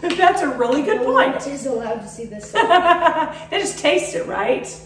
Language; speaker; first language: English; native; English